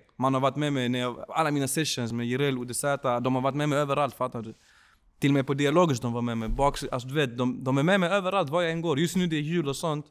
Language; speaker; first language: Swedish; early bilingual, other home language; Spanish